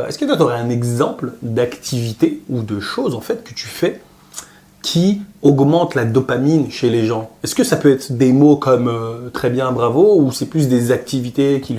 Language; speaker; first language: French; native; French